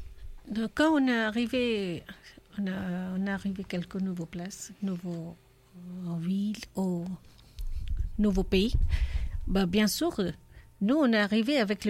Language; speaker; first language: French; non-native, learner; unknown